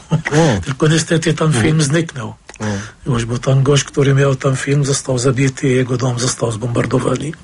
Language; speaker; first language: Polish; non-native, fluent; Arabic